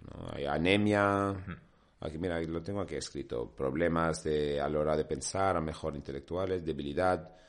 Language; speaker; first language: Spanish; non-native, fluent; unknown